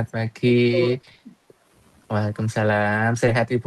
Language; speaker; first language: Indonesian; native; Indonesian